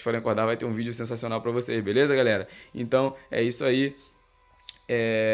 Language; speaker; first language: Portuguese; native; Portuguese